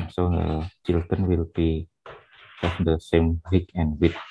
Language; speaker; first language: English; non-native, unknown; Indonesian